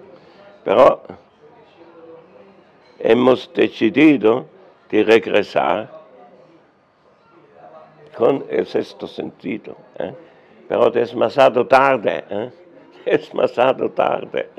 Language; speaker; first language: Spanish; non-native, learner; German